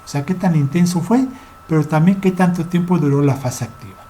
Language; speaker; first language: Spanish; native; Spanish